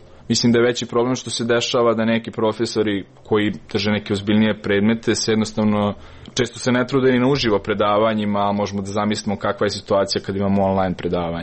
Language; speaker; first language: Serbian; native; Serbian